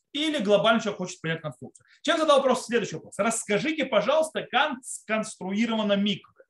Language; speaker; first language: Russian; early bilingual, heritage; Russian